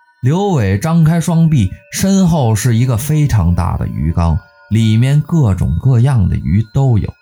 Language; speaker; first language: Chinese; native; Chinese